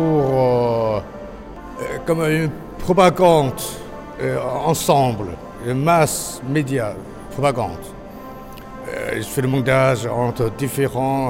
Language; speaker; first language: French; non-native, learner; Chinese